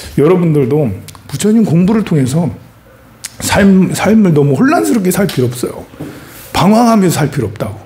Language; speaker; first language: Korean; native; Korean